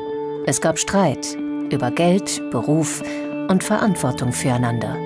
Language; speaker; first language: German; native; German